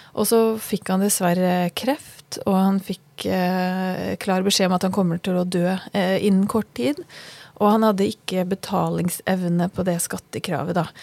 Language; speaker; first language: Norwegian; native; Norwegian